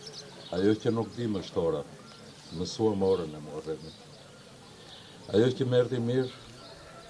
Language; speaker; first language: Albanian; native; Albanian